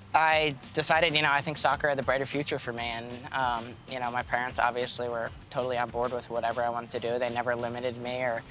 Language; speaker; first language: English; native; English